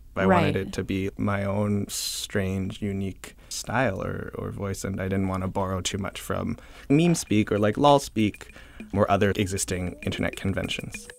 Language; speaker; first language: English; early bilingual, other home language; Chinese